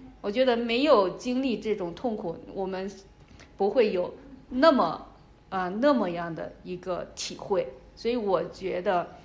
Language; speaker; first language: Chinese; native; Chinese